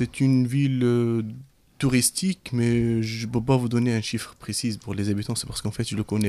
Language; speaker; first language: French; non-native, fluent; Arabic